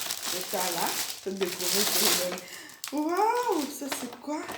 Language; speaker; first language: French; non-native, local second language; Lingala